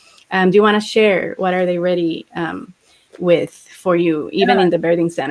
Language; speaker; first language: English; native; English